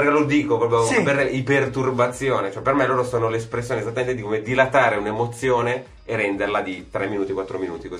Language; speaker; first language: Italian; native; Italian